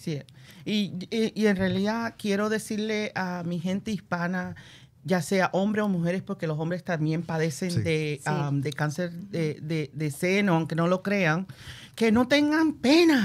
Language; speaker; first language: Spanish; early bilingual, heritage; Spanish